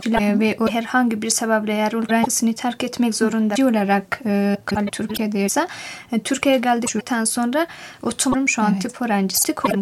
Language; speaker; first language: Turkish; non-native, fluent; Persian